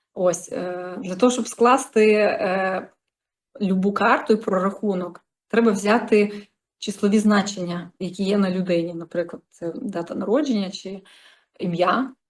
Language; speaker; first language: Ukrainian; native; Ukrainian